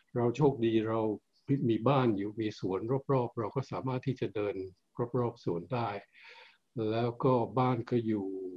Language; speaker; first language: Thai; early bilingual, heritage; Thai